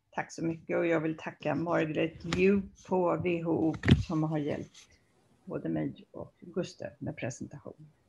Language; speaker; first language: Swedish; native; Swedish